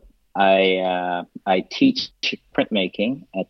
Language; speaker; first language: English; non-native, fluent; Japanese